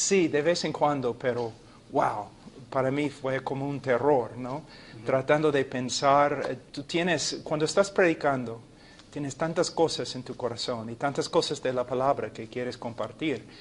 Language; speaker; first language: Spanish; non-native, fluent; English